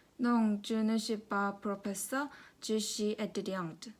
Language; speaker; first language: French; non-native, learner; Korean